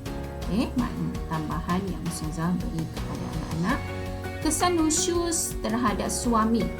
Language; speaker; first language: Malay; native; Malay